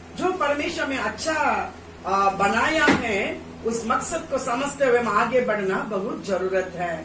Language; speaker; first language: Hindi; non-native, local second language; Tamil